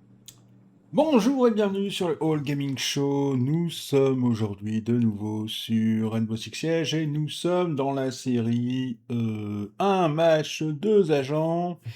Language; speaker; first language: French; native; French